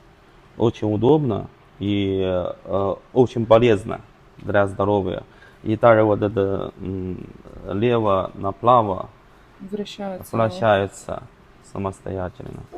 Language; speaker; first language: Russian; non-native, learner; Chinese